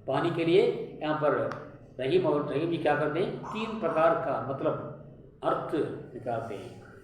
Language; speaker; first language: Hindi; non-native, local second language; Tamil